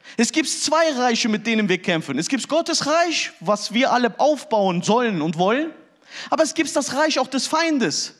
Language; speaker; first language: German; early bilingual, other home language; Turkish